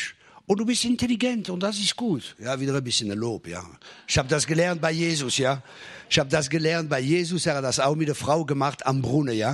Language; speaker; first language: German; non-native, fluent; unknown